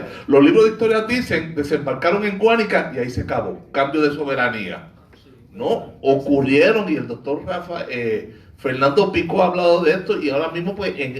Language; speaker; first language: Spanish; native; Spanish